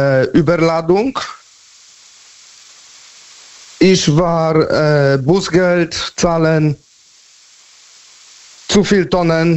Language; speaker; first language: German; non-native, learner; Polish